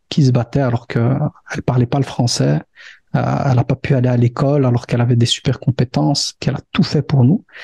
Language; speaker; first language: French; early bilingual, other home language; Arabic